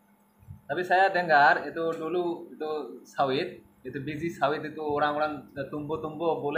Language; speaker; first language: Indonesian; non-native, learner; Bangla